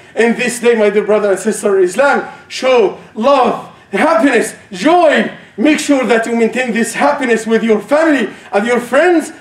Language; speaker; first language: English; non-native, fluent; Arabic